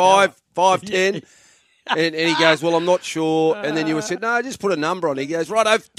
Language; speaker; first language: English; native; English